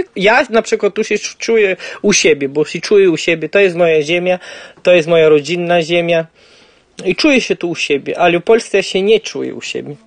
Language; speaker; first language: Polish; early bilingual, heritage; Polish